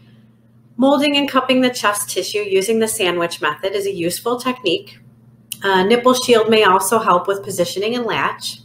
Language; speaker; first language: English; native; English